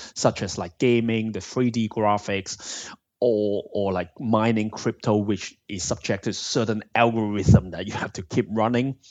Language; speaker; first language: English; non-native, local second language; Cantonese